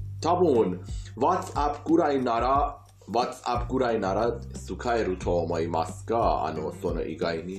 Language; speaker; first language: Japanese; non-native, fluent; Persian